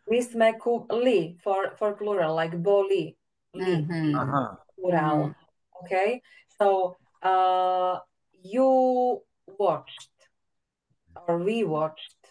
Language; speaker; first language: English; non-native, fluent; Slovak